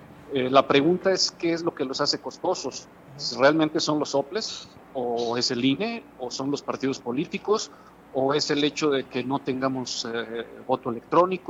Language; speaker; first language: Spanish; native; Spanish